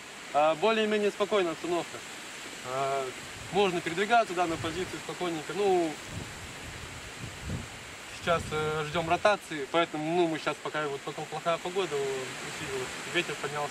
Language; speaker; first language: Russian; native; Russian